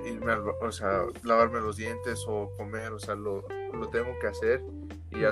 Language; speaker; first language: Spanish; early bilingual, heritage; Spanish